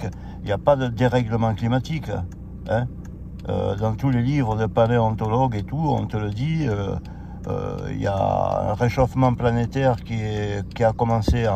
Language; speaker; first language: French; native; French